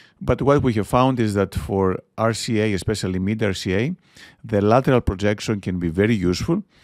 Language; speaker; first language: English; non-native, fluent; Greek